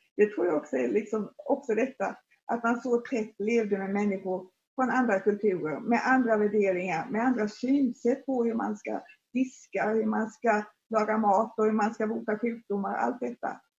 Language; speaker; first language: Swedish; native; Swedish